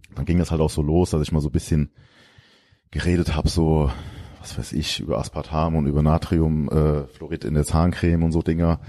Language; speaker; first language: German; native; German